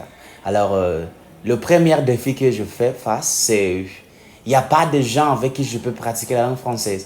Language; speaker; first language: French; non-native, fluent; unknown